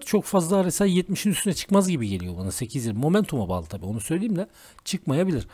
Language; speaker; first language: Turkish; native; Turkish